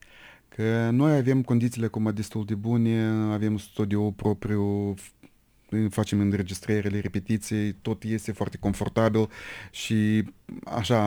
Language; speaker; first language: Romanian; non-native, local second language; Russian